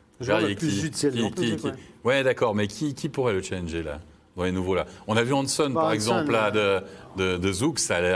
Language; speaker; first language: French; native; French